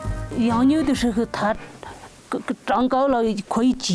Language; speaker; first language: Chinese; non-native, local second language; Tibetan